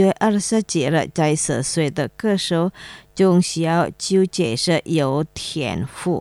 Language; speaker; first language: Chinese; non-native, learner; Indonesian